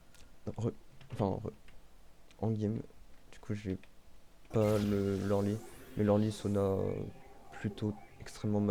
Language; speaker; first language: French; native; French